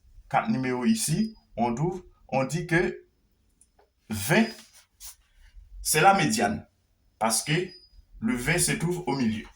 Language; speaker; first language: French; non-native, local second language; Haitian Creole